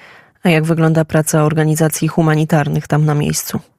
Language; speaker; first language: Polish; native; Polish